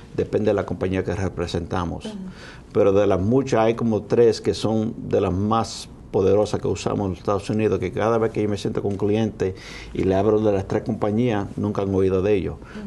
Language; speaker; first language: Spanish; early bilingual, heritage; Spanish